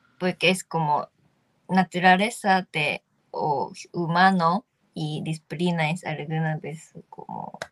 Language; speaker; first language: Spanish; non-native, learner; Japanese